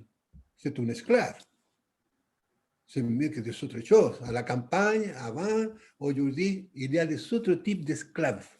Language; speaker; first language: French; non-native, fluent; Spanish